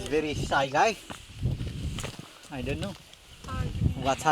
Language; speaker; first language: English; non-native, learner; Nepali